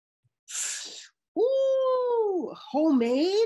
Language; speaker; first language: English; native; English